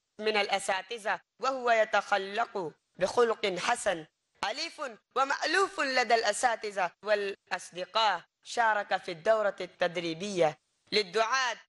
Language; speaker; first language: Arabic; non-native, fluent; Bangla